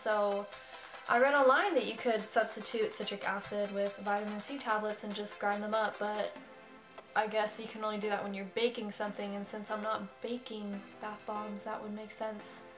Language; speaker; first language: English; native; English